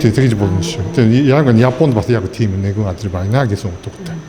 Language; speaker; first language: Mongolian; non-native, fluent; Japanese